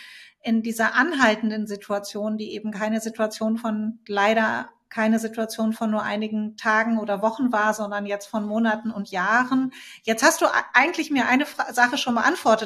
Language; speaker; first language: German; native; German